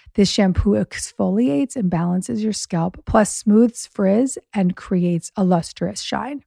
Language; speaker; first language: English; early bilingual, other home language; German